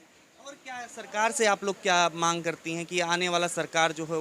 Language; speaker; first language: Hindi; native; Hindi